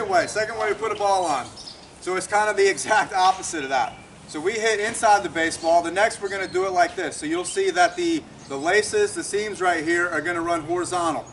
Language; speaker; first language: English; native; English